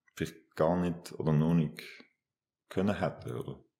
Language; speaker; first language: German; native; German